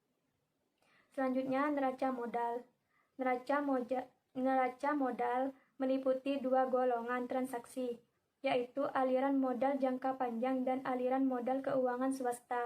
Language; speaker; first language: Indonesian; native; Indonesian